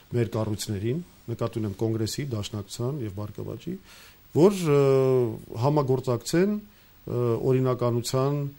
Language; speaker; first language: Armenian; native; Armenian